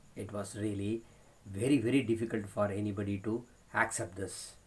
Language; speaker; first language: English; non-native, local second language; Kannada